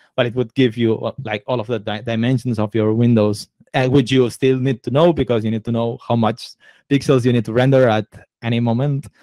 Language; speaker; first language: English; non-native, fluent; Catalan